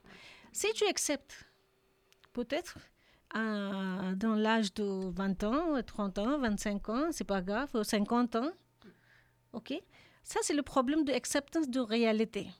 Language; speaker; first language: French; non-native, learner; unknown